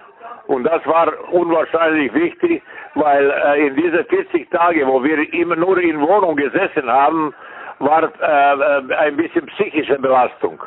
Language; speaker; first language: German; non-native, fluent; Serbian